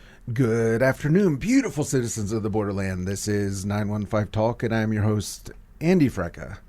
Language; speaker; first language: English; native; English